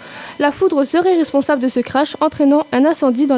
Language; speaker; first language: French; native; French